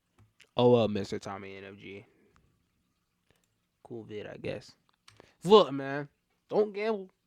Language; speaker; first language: English; native; English